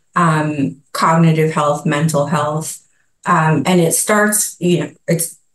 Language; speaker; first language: English; native; English